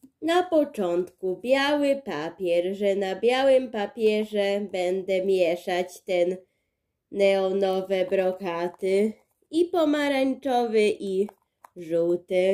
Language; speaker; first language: Polish; early bilingual, heritage; Polish